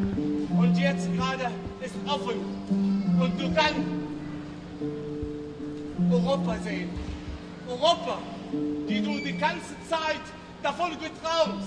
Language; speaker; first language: German; non-native, learner; Arabic